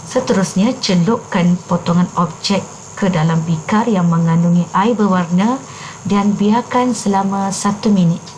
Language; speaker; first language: Malay; native; Malay